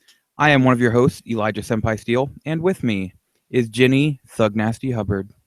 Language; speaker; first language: English; native; English